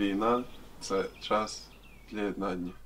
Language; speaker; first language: Ukrainian; native; Ukrainian